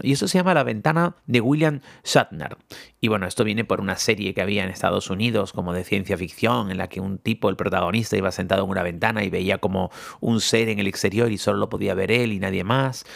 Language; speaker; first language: Spanish; native; Spanish